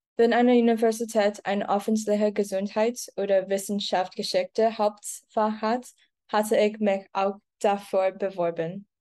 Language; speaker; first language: German; non-native, learner; English